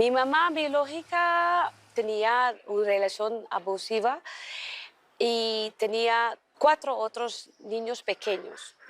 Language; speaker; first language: Spanish; early bilingual, heritage; Dutch